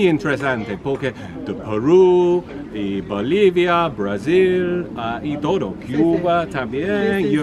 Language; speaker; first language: Spanish; non-native, learner; English